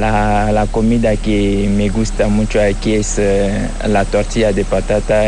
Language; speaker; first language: Spanish; non-native, learner; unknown